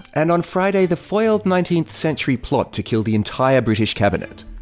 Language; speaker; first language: English; native; English